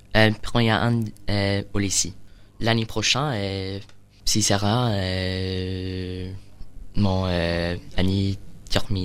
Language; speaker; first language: French; non-native, learner; English